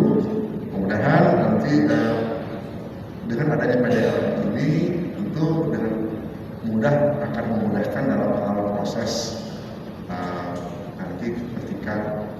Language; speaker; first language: Indonesian; native; Indonesian